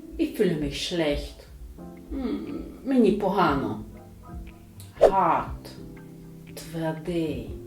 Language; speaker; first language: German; non-native, fluent; Ukrainian